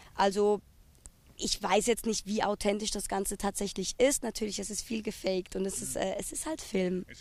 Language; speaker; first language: German; native; German